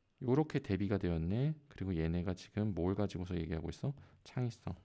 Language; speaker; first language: Korean; native; Korean